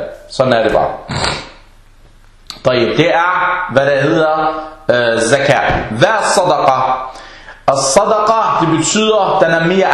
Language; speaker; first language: Danish; early bilingual, other home language; Arabic